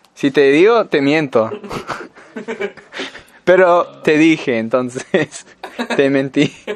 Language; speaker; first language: Spanish; non-native, learner; English